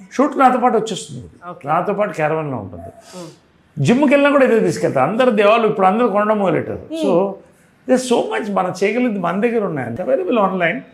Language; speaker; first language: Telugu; native; Telugu